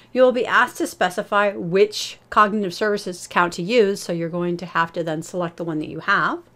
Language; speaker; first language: English; native; English